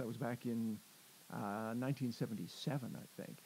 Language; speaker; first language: English; native; English